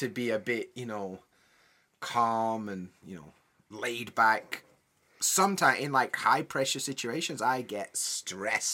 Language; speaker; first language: English; native; English